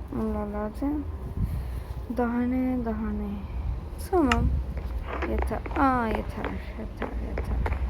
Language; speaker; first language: Turkish; early bilingual, other home language; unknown